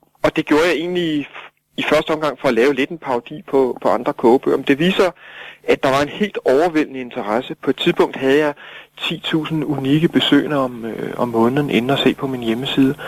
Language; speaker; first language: Danish; native; Danish